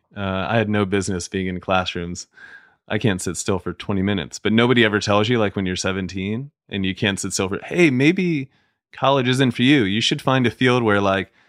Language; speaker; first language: English; native; English